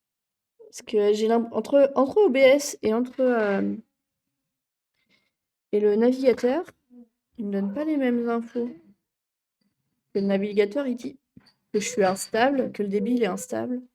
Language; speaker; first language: French; native; French